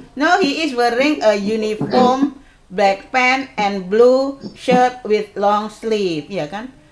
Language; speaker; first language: English; non-native, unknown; Indonesian